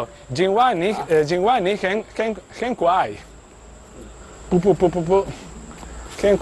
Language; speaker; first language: Chinese; non-native, learner; Italian